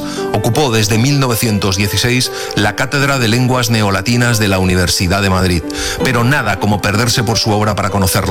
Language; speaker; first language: Spanish; native; Spanish